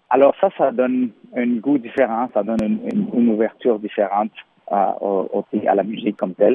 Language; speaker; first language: French; non-native, fluent; Spanish